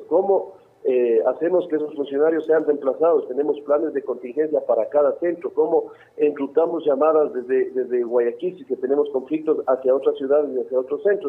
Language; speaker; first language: Spanish; native; Spanish